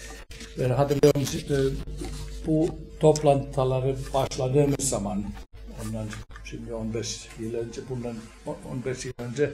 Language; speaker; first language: Turkish; non-native, fluent; Finnish